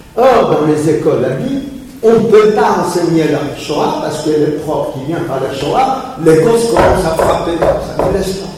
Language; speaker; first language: French; early bilingual, other home language; Polish